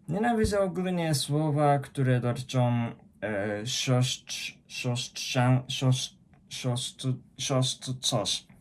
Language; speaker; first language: Polish; non-native, fluent; Japanese